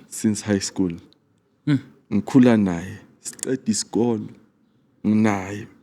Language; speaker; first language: Zulu; non-native, local second language; Swati